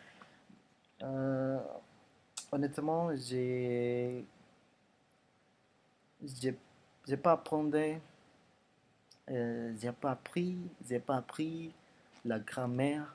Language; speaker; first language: French; non-native, learner; Indonesian